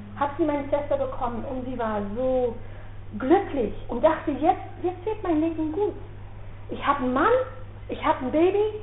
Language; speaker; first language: German; non-native, fluent; Dutch